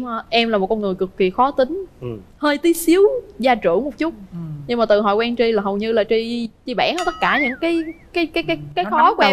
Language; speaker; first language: Vietnamese; native; Vietnamese